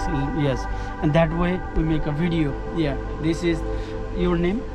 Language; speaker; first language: English; non-native, learner; Nepali